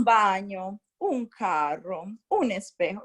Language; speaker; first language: Spanish; non-native, fluent; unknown